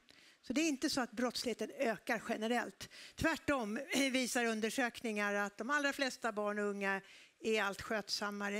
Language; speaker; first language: Swedish; native; Swedish